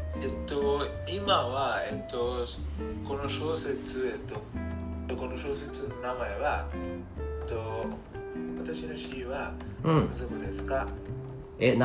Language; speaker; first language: Japanese; non-native, learner; Bangla